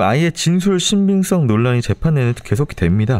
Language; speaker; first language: Korean; native; Korean